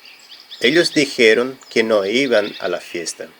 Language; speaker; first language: Spanish; non-native, fluent; Portuguese